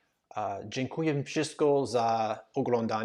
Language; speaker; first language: Polish; non-native, learner; English